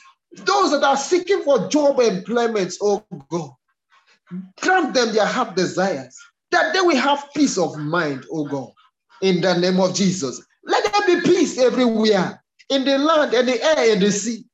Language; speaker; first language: English; non-native, local second language; Yoruba